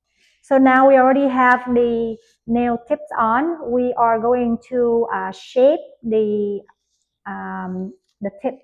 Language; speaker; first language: English; non-native, fluent; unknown